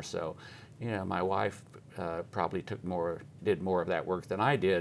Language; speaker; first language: English; native; English